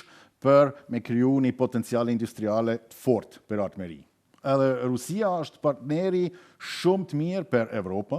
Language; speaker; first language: Albanian; non-native, learner; German